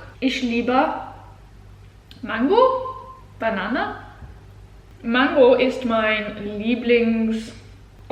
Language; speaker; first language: German; non-native, learner; English